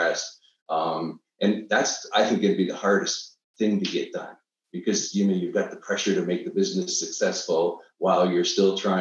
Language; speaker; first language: English; native; English